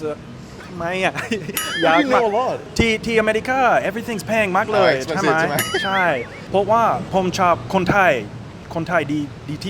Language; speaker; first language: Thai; non-native, learner; English